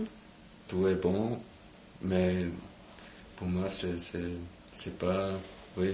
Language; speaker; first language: French; non-native, local second language; German